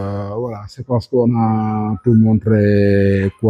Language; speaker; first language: French; non-native, local second language; Wolof